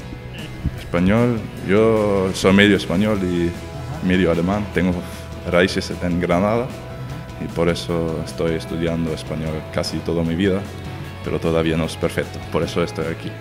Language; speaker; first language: Spanish; early bilingual, heritage; German